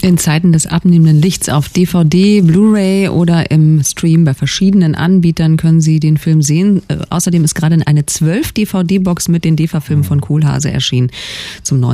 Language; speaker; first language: German; native; German